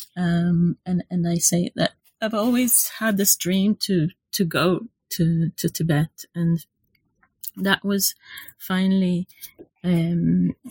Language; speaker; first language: English; non-native, fluent; Hebrew